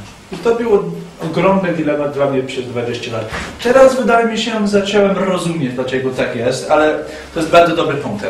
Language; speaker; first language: Polish; non-native, fluent; English